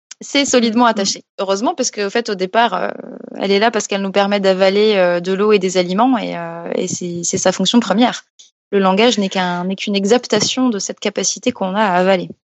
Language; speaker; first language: French; native; French